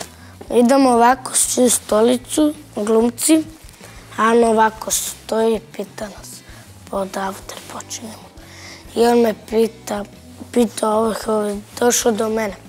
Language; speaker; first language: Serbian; non-native, local second language; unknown